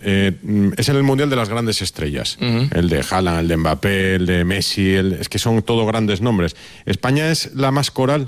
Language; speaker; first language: Spanish; native; Spanish